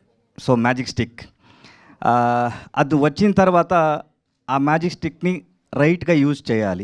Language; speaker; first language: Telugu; non-native, learner; Kannada